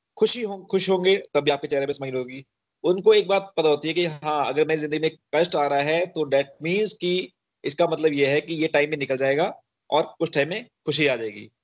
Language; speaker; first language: Hindi; native; Hindi